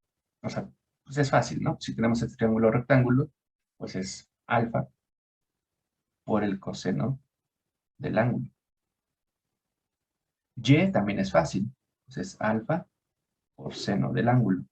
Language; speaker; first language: Spanish; native; Spanish